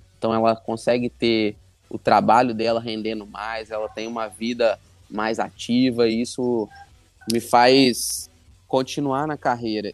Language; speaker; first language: Portuguese; native; Portuguese